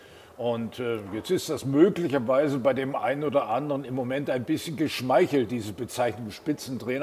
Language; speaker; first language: German; native; German